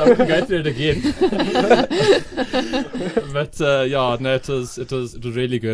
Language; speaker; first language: English; native; English